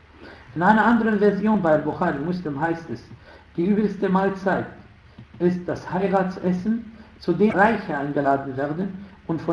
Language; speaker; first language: German; non-native, fluent; Arabic